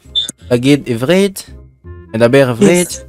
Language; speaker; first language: Hebrew; non-native, learner; Indonesian